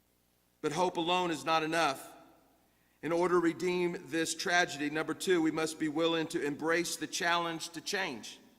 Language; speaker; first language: English; native; English